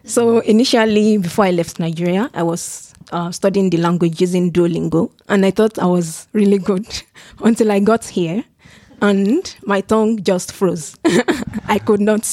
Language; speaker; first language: English; non-native, local second language; Yoruba